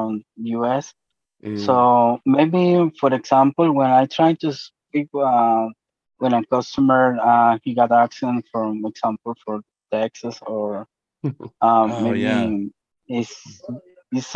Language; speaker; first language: English; non-native, learner; Spanish